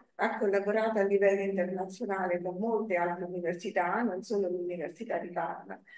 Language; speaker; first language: Italian; native; Italian